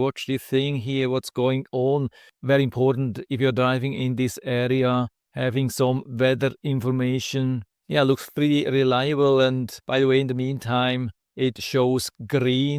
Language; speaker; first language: English; non-native, fluent; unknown